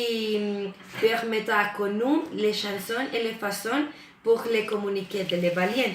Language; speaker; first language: French; non-native, learner; Spanish